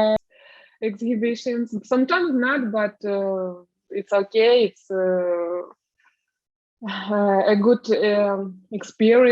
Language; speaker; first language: English; non-native, learner; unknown